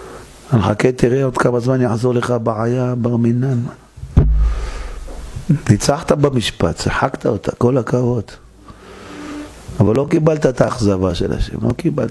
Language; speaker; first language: Hebrew; native; Hebrew